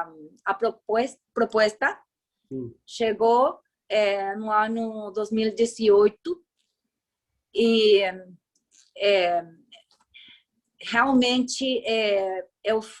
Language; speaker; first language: Portuguese; non-native, learner; Spanish